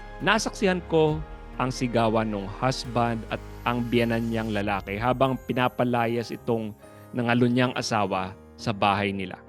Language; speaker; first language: Filipino; native; Filipino